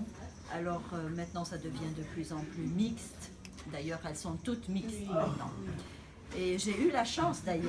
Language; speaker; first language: French; non-native, local second language; Arabic